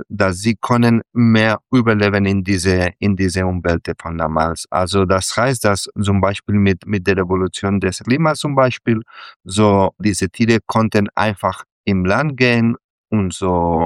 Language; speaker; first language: German; non-native, fluent; Catalan